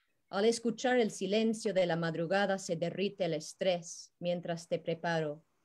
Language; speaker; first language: Spanish; non-native, fluent; English